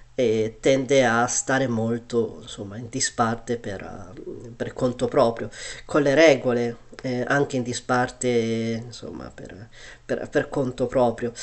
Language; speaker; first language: Italian; early bilingual, other home language; Chinese